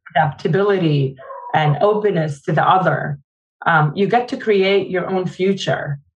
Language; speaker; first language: English; non-native, fluent; Arabic